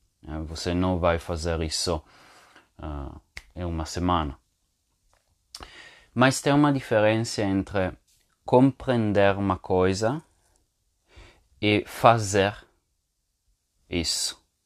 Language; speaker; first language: Portuguese; non-native, fluent; Italian